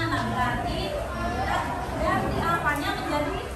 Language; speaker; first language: Indonesian; native; Indonesian